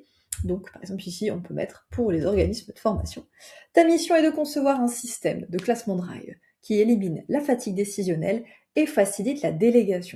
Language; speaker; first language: French; native; French